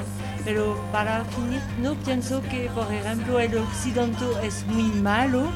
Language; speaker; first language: Spanish; non-native, learner; French